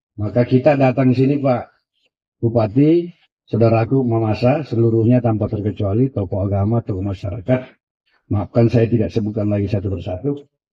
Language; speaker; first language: Indonesian; non-native, local second language; Buginese